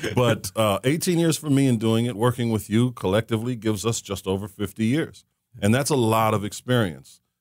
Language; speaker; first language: English; native; English